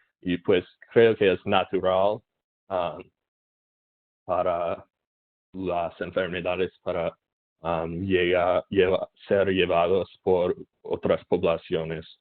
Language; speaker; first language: Spanish; non-native, learner; English